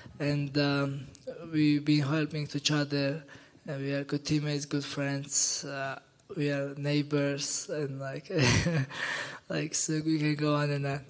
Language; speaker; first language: English; non-native, learner; Georgian